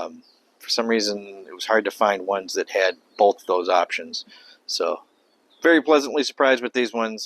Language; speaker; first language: English; native; English